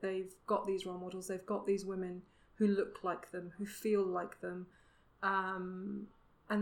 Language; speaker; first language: English; native; English